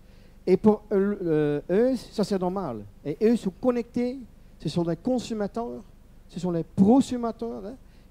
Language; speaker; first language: French; non-native, learner; Dutch